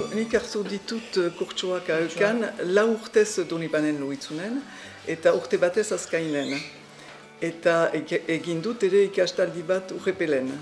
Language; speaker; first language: Basque; non-native, local second language; French